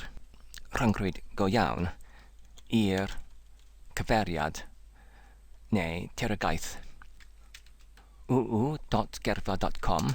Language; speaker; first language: Welsh; non-native, learner; English